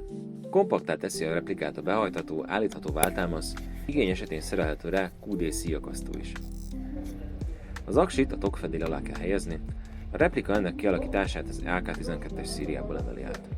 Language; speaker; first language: Hungarian; native; Hungarian